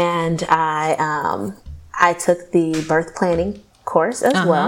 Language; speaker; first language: English; native; English